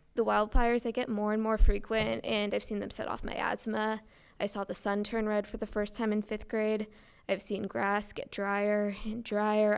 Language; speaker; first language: English; native; English